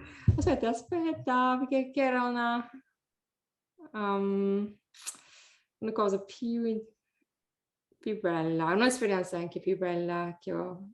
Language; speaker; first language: Italian; non-native, learner; English